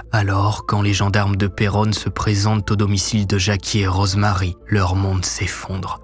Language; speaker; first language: French; native; French